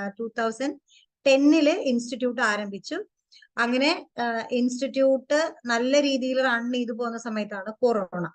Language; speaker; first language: Malayalam; early bilingual, heritage; Malayalam